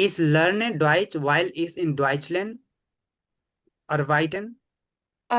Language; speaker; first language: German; non-native, fluent; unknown